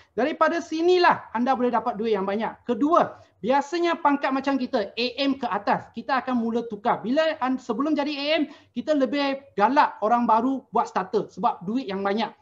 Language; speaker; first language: Malay; non-native, local second language; Chinese